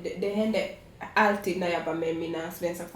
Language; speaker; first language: Swedish; non-native, fluent; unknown